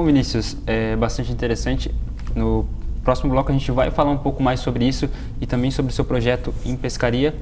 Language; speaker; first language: Portuguese; native; Portuguese